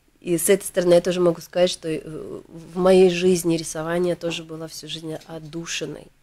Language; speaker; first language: Russian; native; Russian